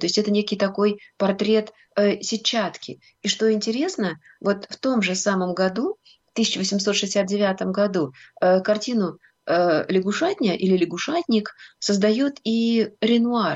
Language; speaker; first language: Russian; native; Russian